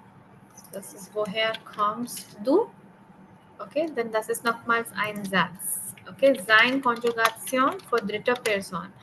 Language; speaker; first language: German; non-native, learner; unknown